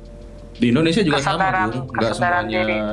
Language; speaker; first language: Indonesian; native; Indonesian